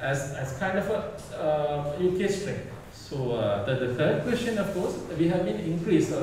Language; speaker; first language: English; non-native, local second language; Sinhala